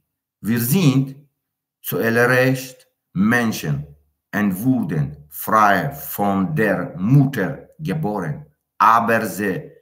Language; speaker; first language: German; non-native, learner; Tajik